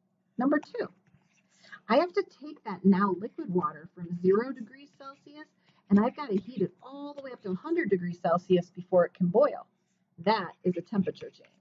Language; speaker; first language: English; native; English